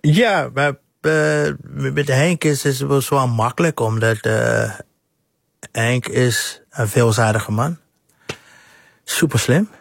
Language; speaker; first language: Dutch; non-native, fluent; English